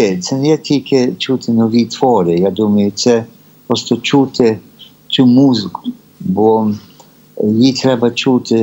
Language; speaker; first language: Ukrainian; early bilingual, heritage; Ukrainian